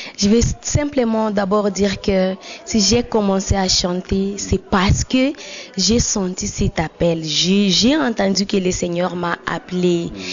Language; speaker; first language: French; non-native, local second language; Swahili